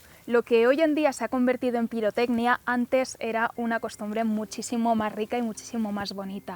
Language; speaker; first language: Spanish; native; Spanish